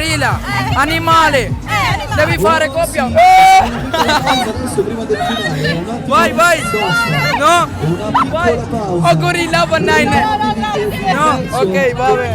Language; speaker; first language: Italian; non-native, learner; Urdu